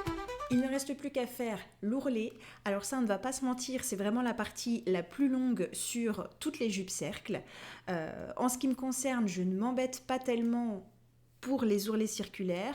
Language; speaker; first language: French; native; French